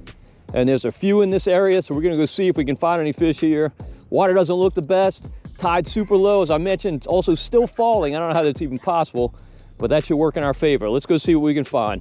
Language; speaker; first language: English; native; English